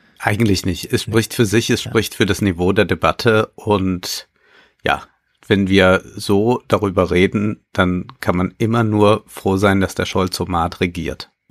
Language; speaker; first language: German; native; German